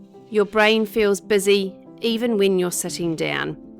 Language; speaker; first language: English; native; English